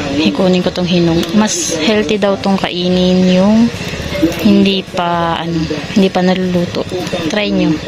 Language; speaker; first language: Filipino; non-native, local second language; Bikol